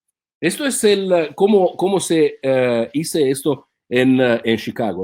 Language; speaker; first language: Spanish; non-native, fluent; Italian